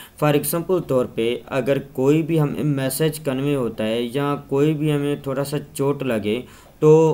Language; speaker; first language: Urdu; non-native, local second language; Sindhi